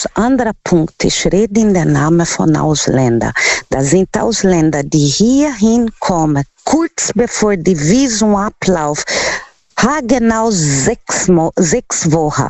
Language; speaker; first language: German; non-native, fluent; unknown